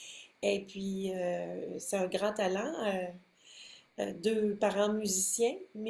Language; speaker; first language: French; native; French